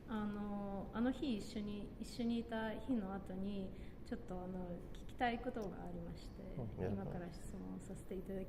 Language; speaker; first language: Japanese; non-native, fluent; Russian